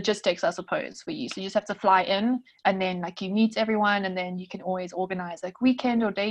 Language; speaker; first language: English; native; English